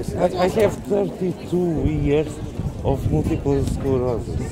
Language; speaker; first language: English; non-native, learner; Portuguese